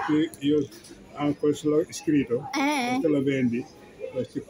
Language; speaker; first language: Italian; non-native, learner; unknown